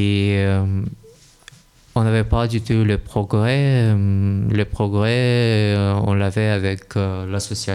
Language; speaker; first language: French; non-native, fluent; Russian